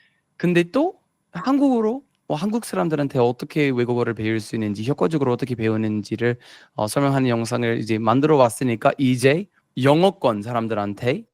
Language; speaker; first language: Korean; non-native, fluent; English